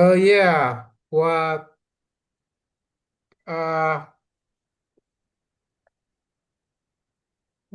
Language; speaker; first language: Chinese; non-native, learner; Indonesian